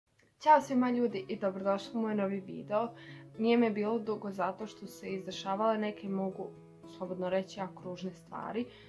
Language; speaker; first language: Croatian; native; Croatian